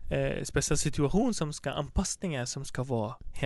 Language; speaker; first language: Swedish; non-native, fluent; Arabic